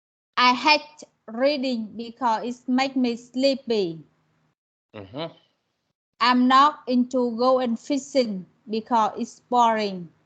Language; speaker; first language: English; non-native, learner; Vietnamese